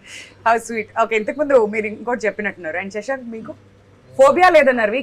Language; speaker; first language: Telugu; native; Telugu